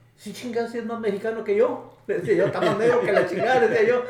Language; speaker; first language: Spanish; early bilingual, other home language; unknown